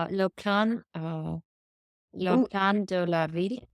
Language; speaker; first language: French; non-native, learner; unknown